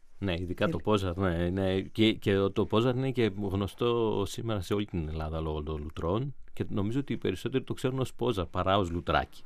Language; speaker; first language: Greek; native; Greek